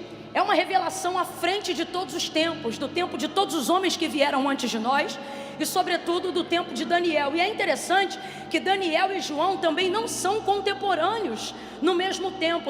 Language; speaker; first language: Portuguese; native; Portuguese